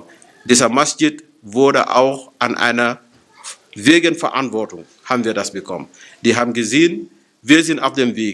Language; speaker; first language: German; non-native, fluent; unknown